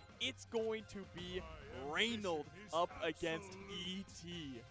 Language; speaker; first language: English; native; English